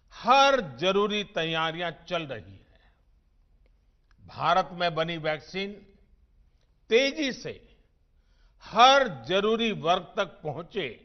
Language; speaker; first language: Hindi; non-native, local second language; Gujarati